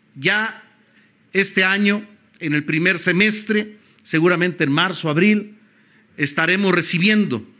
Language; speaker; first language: Spanish; native; Spanish